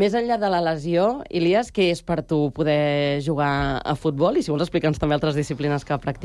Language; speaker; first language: Catalan; native; Catalan